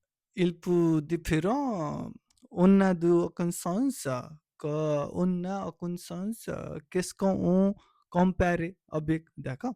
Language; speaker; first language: French; non-native, learner; Nepali